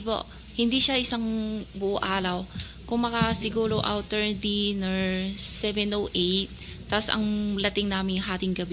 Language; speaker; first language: Filipino; non-native, learner; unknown